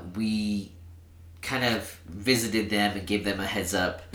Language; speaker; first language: English; early bilingual, other home language; Spanish